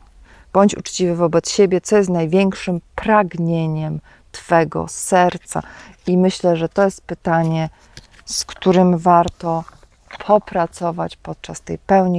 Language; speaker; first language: Polish; native; Polish